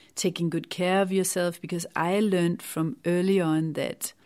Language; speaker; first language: English; non-native, fluent; Danish